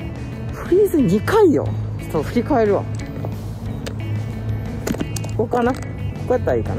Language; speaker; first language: Japanese; native; Japanese